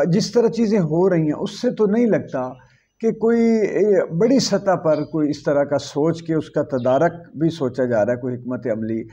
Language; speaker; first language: Urdu; native; Urdu